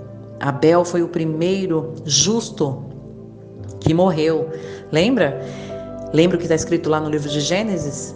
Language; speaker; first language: Portuguese; native; Portuguese